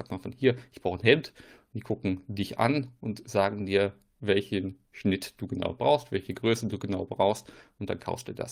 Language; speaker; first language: German; native; German